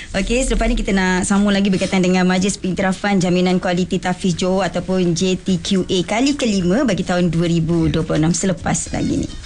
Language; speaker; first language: Malay; native; Malay